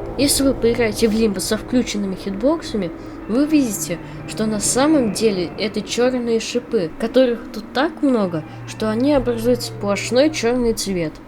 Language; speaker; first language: Russian; native; Russian